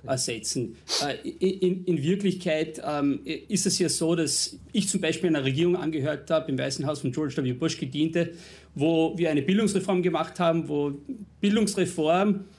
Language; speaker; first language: German; non-native, fluent; English